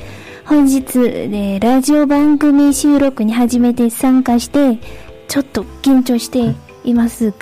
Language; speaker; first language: Japanese; non-native, fluent; Vietnamese